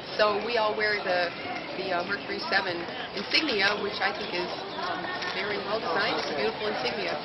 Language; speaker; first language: English; native; English